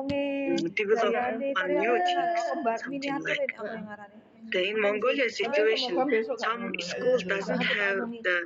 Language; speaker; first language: English; non-native, learner; Mongolian